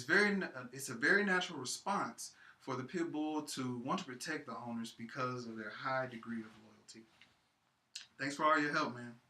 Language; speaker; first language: English; native; English